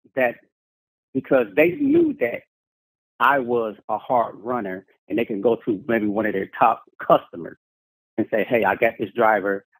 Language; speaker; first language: English; native; English